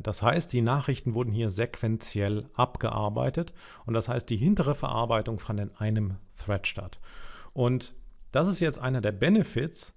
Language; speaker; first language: German; native; German